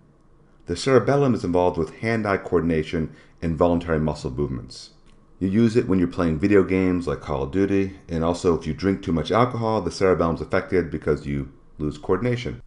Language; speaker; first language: English; native; English